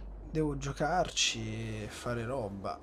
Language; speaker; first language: Italian; native; Italian